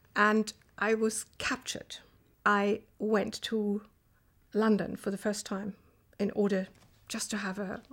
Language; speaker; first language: English; non-native, fluent; German